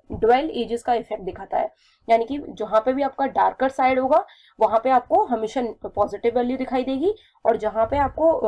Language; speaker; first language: Hindi; native; Hindi